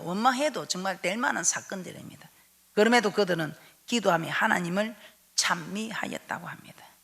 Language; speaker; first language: Korean; native; Korean